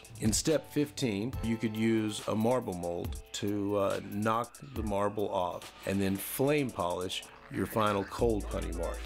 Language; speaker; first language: English; native; English